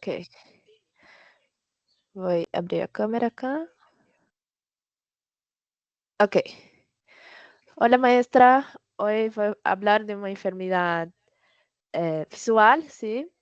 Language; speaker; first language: Spanish; non-native, learner; Portuguese